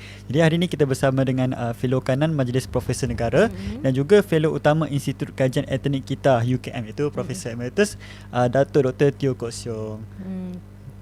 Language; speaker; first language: Malay; native; Malay